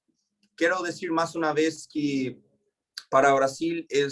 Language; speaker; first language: Spanish; non-native, fluent; Portuguese